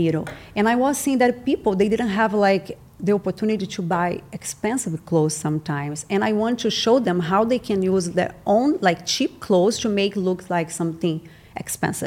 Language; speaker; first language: English; non-native, learner; Portuguese